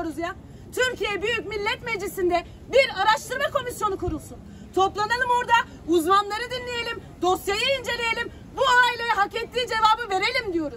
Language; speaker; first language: Turkish; native; Turkish